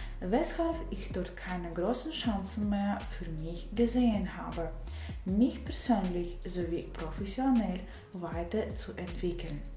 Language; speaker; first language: German; non-native, fluent; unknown